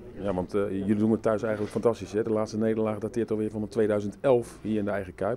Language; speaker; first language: Dutch; native; Dutch